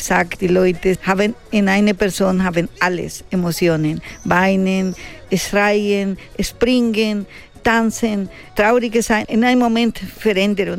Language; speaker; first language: German; non-native, learner; Spanish